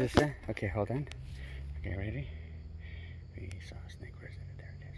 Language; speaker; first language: English; native; English